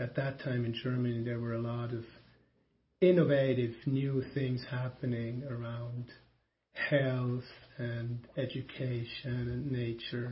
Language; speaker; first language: English; non-native, fluent; German